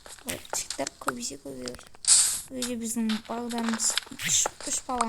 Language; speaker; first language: Kazakh; native; Kazakh